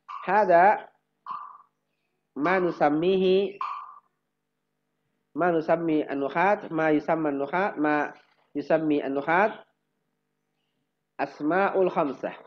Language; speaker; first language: Arabic; non-native, fluent; Indonesian